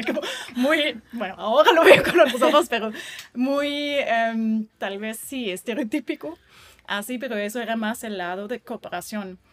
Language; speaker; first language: Spanish; non-native, fluent; German